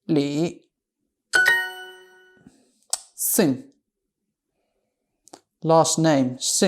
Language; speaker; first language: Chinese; non-native, learner; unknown